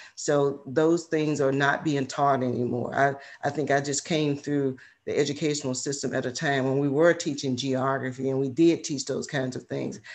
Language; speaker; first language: English; native; English